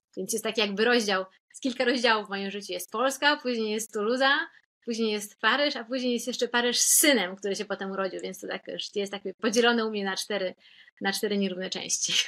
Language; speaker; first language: Polish; native; Polish